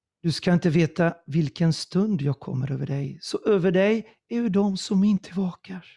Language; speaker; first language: Swedish; non-native, fluent; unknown